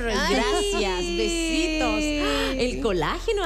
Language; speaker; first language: Spanish; native; Spanish